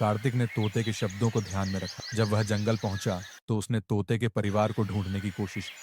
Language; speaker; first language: Hindi; native; Hindi